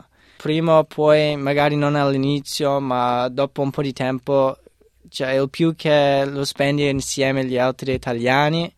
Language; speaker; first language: Italian; non-native, fluent; English